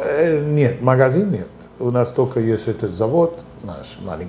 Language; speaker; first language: Russian; non-native, fluent; Spanish